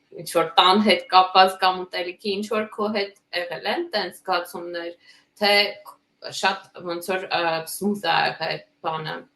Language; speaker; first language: Armenian; native; Armenian